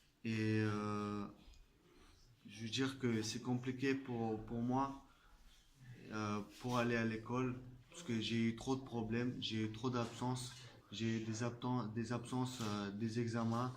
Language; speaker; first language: French; non-native, fluent; Chechen